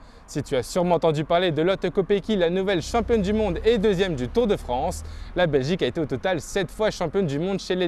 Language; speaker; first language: French; native; French